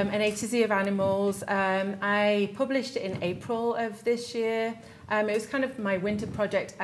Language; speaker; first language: English; native; English